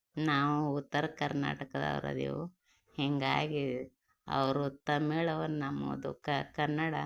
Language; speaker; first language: Kannada; native; Kannada